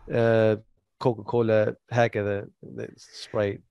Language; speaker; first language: Arabic; non-native, learner; English